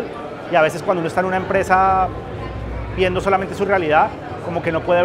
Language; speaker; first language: Spanish; native; Spanish